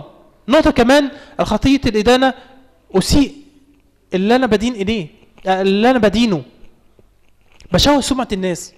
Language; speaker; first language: Arabic; native; Arabic